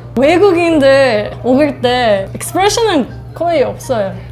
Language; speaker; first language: Korean; non-native, learner; English